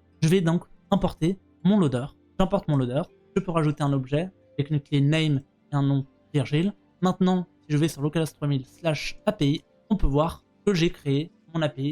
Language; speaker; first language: French; native; French